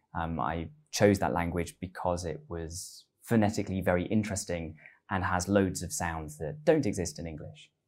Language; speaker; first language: English; native; English